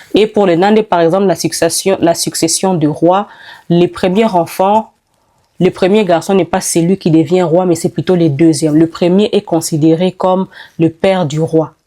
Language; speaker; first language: French; non-native, local second language; Nande